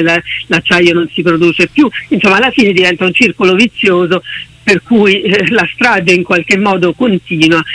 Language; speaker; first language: Italian; native; Italian